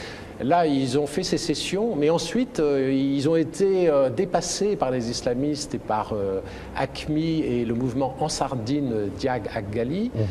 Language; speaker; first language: French; native; French